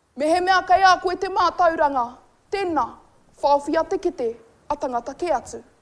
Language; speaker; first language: Māori; native; Māori